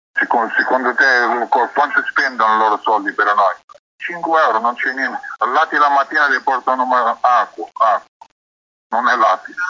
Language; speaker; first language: Italian; non-native, learner; Arabic